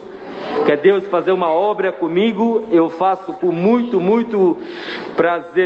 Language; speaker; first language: Portuguese; non-native, fluent; Arabic